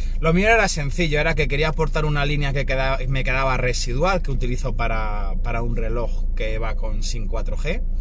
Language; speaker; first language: Spanish; native; Spanish